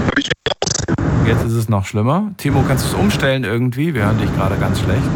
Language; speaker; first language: German; native; German